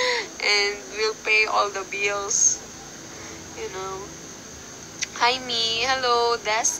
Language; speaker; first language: English; non-native, local second language; Filipino